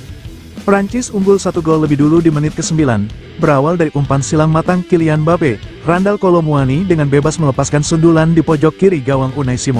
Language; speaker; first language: Indonesian; native; Indonesian